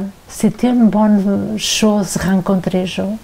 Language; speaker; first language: French; non-native, learner; Portuguese